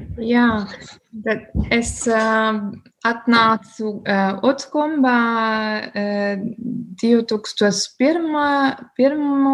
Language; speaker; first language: Latvian; non-native, learner; German